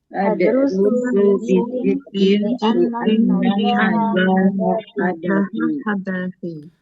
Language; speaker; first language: Arabic; non-native, learner; Indonesian